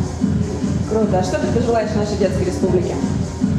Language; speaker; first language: Russian; native; Russian